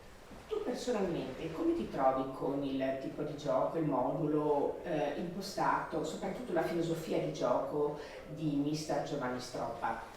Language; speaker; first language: Italian; native; Italian